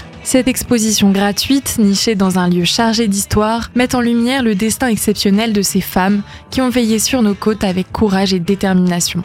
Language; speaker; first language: French; native; French